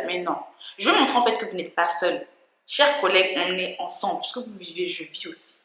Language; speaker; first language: French; native; French